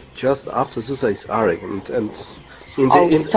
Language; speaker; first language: English; non-native, learner; Polish